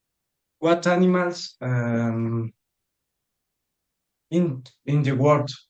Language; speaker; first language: English; non-native, learner; Spanish